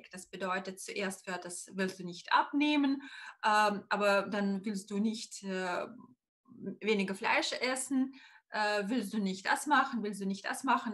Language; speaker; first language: German; non-native, fluent; Russian